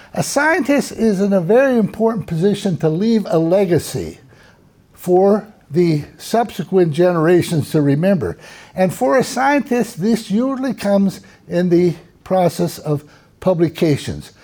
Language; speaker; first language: English; native; English